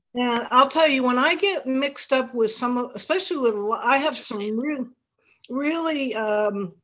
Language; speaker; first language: English; native; English